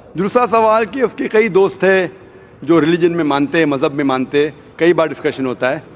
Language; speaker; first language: Hindi; non-native, local second language; Konkani